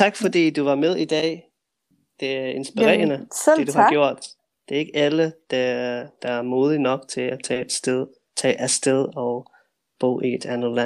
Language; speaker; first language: Danish; early bilingual, heritage; Danish